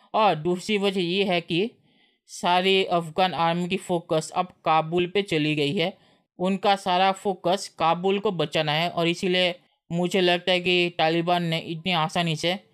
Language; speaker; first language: Hindi; native; Hindi